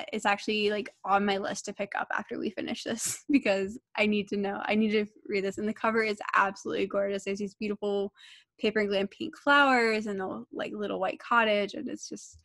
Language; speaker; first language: English; native; English